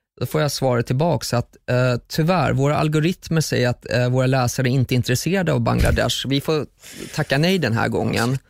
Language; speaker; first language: Swedish; early bilingual, other home language; German